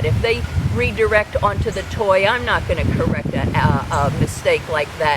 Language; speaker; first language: English; native; English